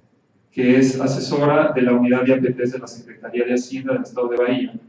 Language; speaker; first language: Spanish; native; Spanish